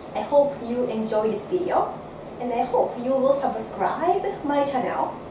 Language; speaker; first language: English; non-native, fluent; Japanese